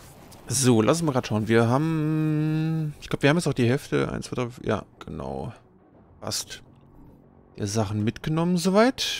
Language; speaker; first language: German; native; German